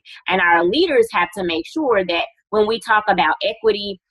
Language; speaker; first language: English; native; English